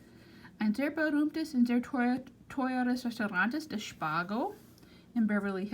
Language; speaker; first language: German; non-native, fluent; English